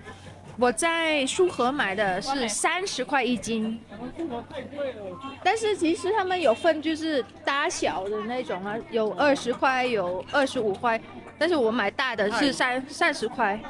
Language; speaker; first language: Chinese; non-native, learner; Vietnamese